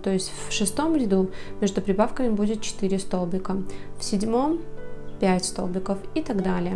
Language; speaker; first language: Russian; native; Russian